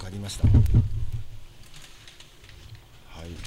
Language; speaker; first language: Japanese; native; Japanese